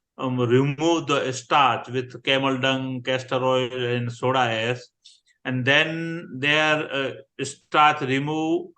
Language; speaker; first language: English; non-native, learner; Gujarati